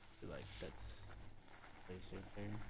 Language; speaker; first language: English; native; English